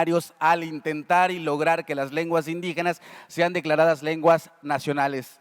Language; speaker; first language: Spanish; native; Spanish